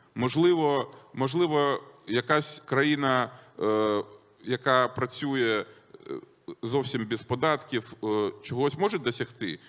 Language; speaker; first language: Ukrainian; non-native, local second language; Russian